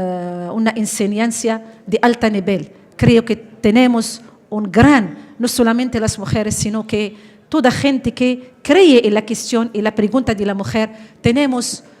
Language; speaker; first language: Spanish; non-native, fluent; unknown